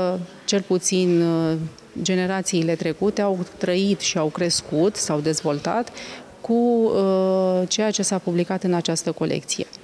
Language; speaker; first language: Romanian; native; Romanian